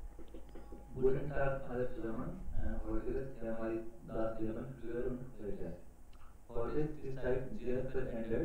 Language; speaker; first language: German; non-native, learner; Hindi